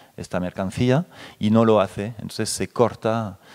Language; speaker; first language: Spanish; non-native, fluent; French